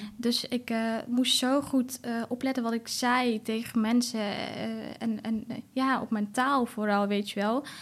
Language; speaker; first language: Dutch; early bilingual, other home language; Arabic